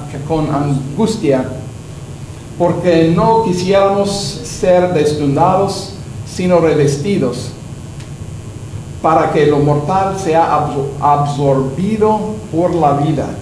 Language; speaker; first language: Spanish; non-native, learner; English